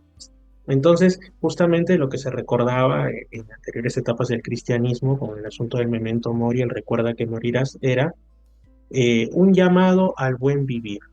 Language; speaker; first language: Spanish; native; Spanish